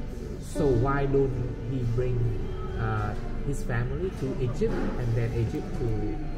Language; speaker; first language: English; non-native, fluent; Vietnamese